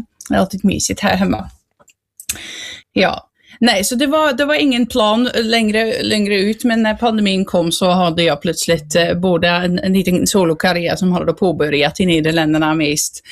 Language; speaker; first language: Swedish; non-native, fluent; Dutch